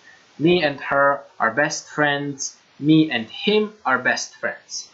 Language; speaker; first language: English; non-native, fluent; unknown